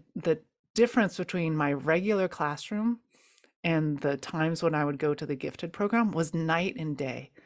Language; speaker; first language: English; native; English